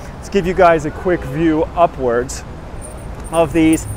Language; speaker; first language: English; native; English